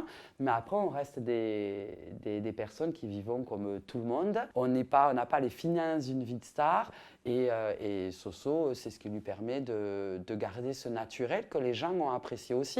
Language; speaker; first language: French; native; French